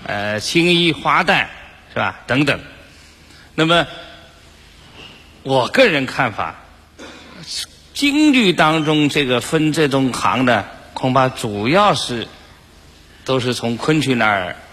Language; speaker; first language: Chinese; native; Chinese